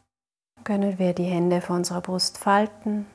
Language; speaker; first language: German; native; German